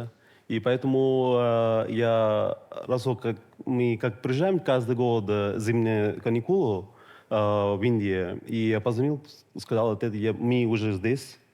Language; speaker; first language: Russian; non-native, fluent; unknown